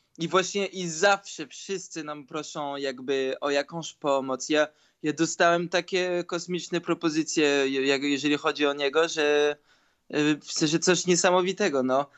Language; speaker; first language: Polish; early bilingual, heritage; Polish